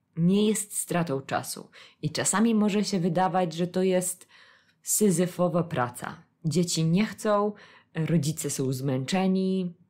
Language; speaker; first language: Polish; native; Polish